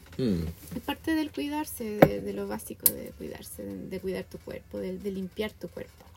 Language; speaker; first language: Spanish; native; Spanish